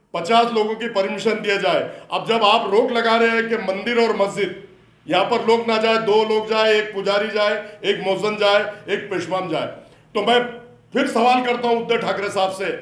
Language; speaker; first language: Hindi; non-native, local second language; Urdu